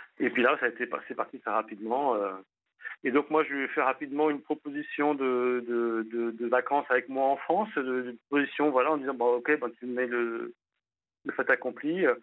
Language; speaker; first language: French; native; French